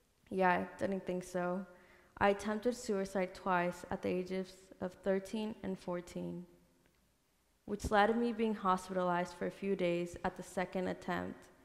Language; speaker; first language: English; early bilingual, other home language; Spanish